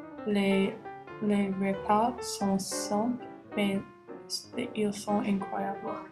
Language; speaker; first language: French; non-native, learner; English